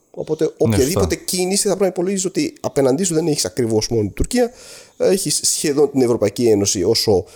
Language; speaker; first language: Greek; non-native, fluent; Arabic